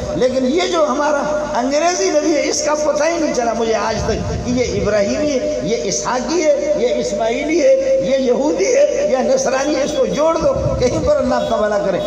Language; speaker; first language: Urdu; non-native, local second language; Baluchi